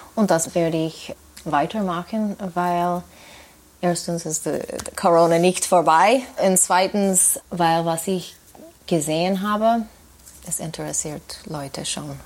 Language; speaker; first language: German; non-native, fluent; English